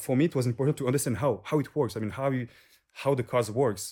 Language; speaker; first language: English; non-native, fluent; French